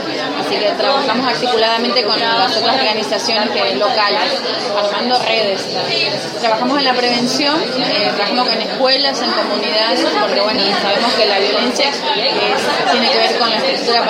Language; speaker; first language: Spanish; native; Spanish